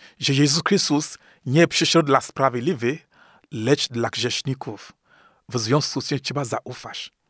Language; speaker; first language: Polish; non-native, fluent; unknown